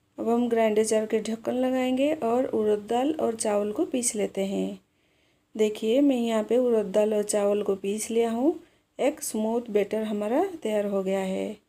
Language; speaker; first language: Hindi; native; Hindi